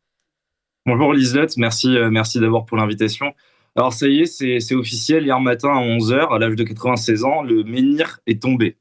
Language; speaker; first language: French; native; French